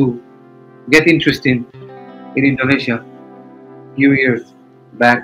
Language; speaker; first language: English; non-native, fluent; Hebrew